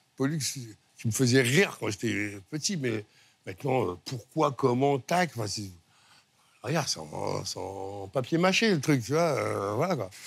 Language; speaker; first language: French; native; French